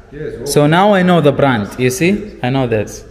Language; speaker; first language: English; non-native, learner; Arabic